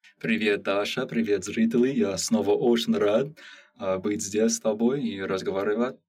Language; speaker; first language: Russian; non-native, learner; English